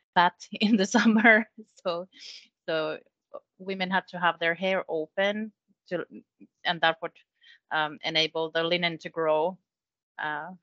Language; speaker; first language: English; non-native, fluent; Finnish